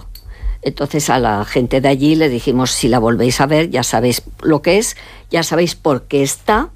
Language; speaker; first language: Spanish; native; Spanish